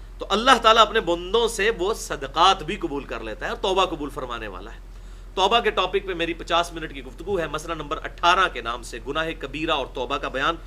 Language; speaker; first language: Urdu; non-native, local second language; Punjabi